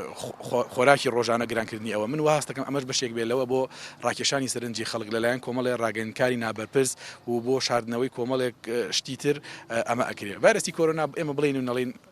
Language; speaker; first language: Central Kurdish; native; Central Kurdish